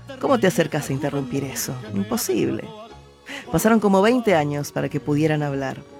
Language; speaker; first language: Spanish; native; Spanish